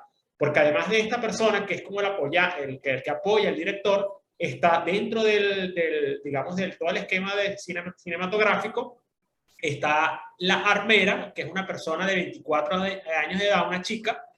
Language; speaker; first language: Spanish; native; Spanish